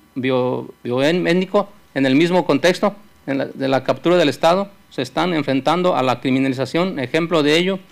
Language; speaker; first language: Spanish; native; Spanish